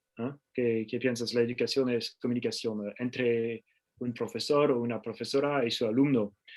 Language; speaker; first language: Spanish; non-native, learner; French